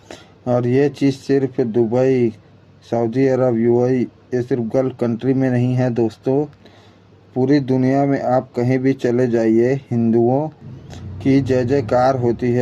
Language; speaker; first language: Hindi; native; Hindi